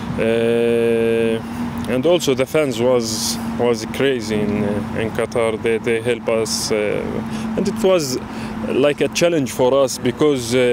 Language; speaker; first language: English; non-native, learner; Arabic